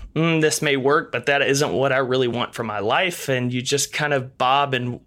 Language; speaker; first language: English; native; English